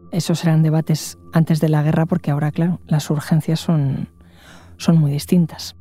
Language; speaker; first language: Spanish; native; Spanish